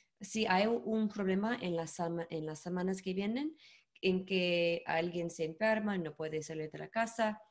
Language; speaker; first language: Spanish; non-native, learner; English